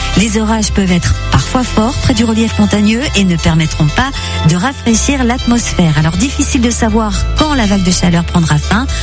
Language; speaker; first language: French; native; French